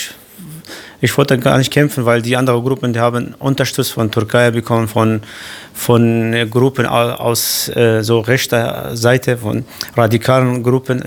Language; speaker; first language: German; non-native, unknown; Kurdish